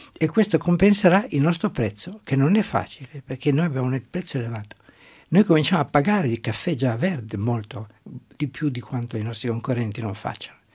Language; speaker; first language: Italian; non-native, local second language; German